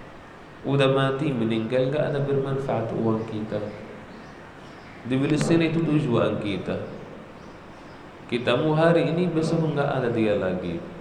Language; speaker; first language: Indonesian; non-native, learner; Arabic